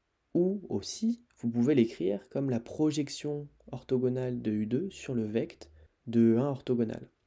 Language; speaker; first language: French; native; French